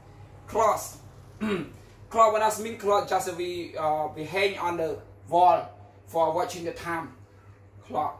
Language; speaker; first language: English; non-native, learner; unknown